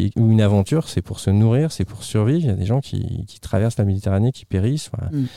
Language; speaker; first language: French; native; French